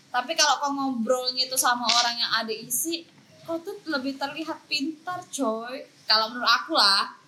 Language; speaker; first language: Indonesian; native; Indonesian